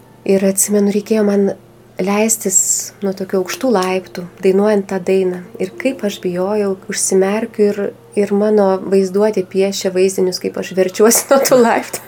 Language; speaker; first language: Lithuanian; native; Lithuanian